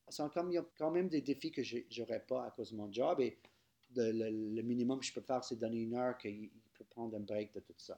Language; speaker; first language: French; non-native, local second language; English